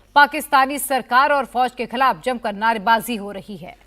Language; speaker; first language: Hindi; native; Hindi